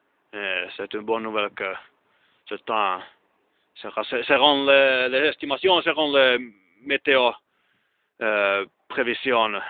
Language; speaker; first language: French; non-native, learner; Finnish